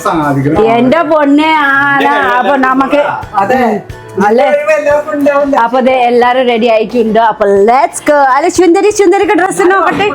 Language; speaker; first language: Malayalam; non-native, learner; Nepali